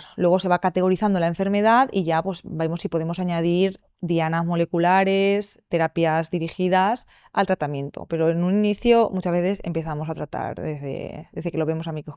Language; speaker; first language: Spanish; native; Spanish